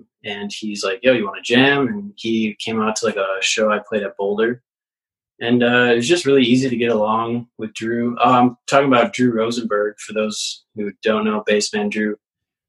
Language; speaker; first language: English; native; English